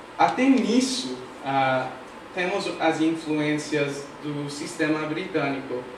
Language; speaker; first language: Portuguese; non-native, fluent; English